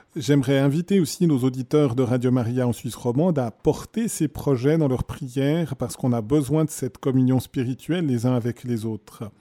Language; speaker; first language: French; native; French